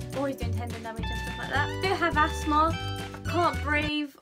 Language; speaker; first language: English; native; English